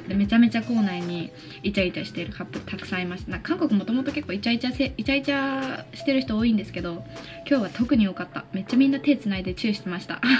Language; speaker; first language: Japanese; early bilingual, heritage; Japanese